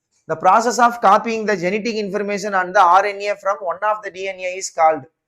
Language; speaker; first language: English; non-native, local second language; Tamil